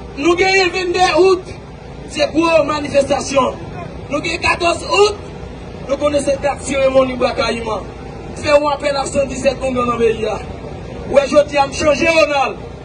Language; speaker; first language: Haitian Creole; native; Haitian Creole